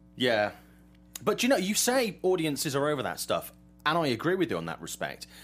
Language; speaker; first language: English; native; English